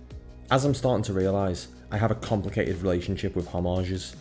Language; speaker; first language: English; native; English